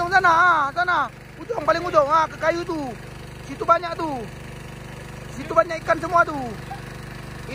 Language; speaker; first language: Indonesian; native; Indonesian